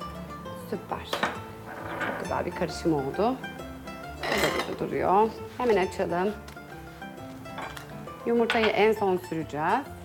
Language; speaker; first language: Turkish; native; Turkish